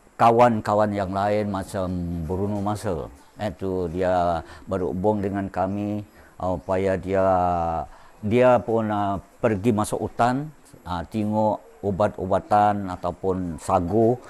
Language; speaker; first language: Malay; non-native, local second language; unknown